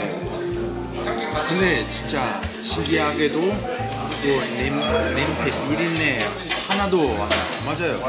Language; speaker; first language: Korean; non-native, fluent; Italian